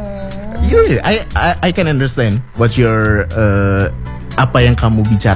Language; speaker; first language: English; non-native, fluent; Indonesian